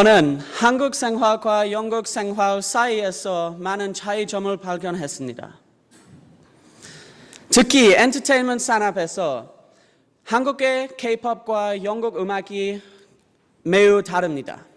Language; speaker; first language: Korean; non-native, fluent; English